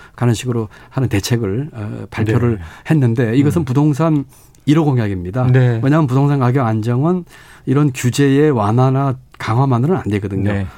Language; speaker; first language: Korean; native; Korean